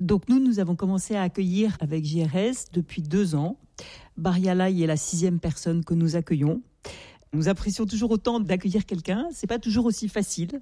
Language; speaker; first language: French; native; French